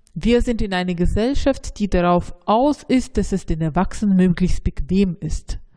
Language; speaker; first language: German; early bilingual, other home language; Russian